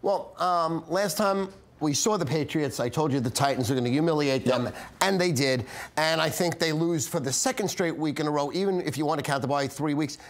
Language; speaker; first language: English; native; English